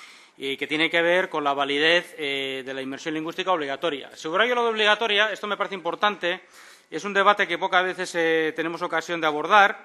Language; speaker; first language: Spanish; native; Spanish